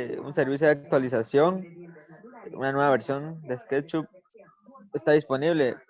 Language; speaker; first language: Spanish; native; Spanish